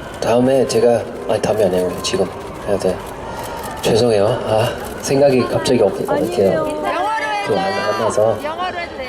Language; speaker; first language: Korean; non-native, fluent; English